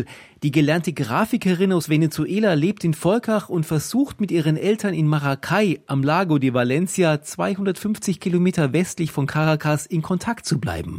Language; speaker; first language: German; native; German